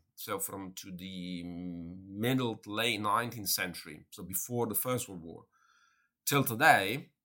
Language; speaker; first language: English; non-native, fluent; Italian